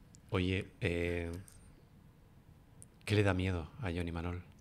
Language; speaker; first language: Spanish; native; Spanish